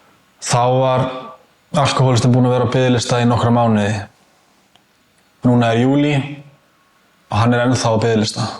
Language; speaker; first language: Icelandic; native; Icelandic